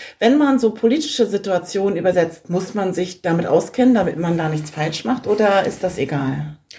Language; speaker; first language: German; native; German